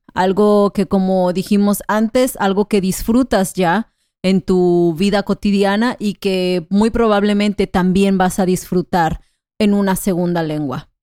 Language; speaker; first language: Spanish; non-native, fluent; English